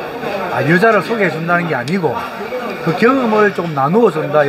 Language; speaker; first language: Korean; native; Korean